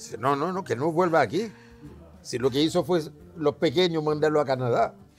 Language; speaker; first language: Spanish; non-native, fluent; Haitian Creole